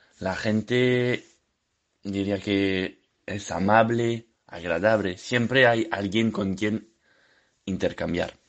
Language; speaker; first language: Spanish; non-native, fluent; French